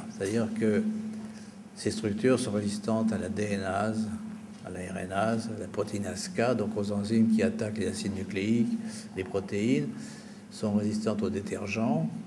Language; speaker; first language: French; native; French